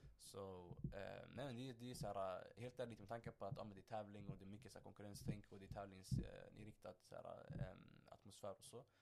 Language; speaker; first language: Swedish; early bilingual, other home language; Somali